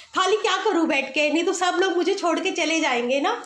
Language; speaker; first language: Hindi; native; Hindi